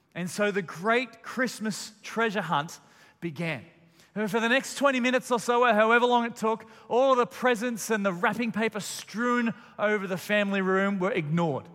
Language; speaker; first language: English; native; English